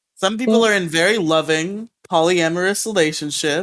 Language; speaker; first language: English; native; English